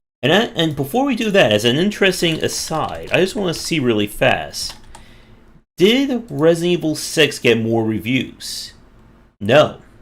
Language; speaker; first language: English; native; English